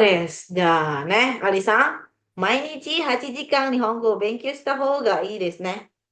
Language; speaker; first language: Japanese; non-native, fluent; Indonesian